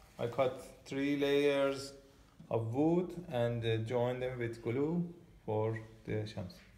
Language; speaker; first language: English; non-native, learner; Persian